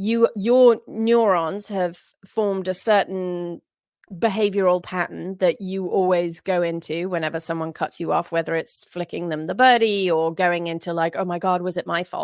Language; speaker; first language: English; native; English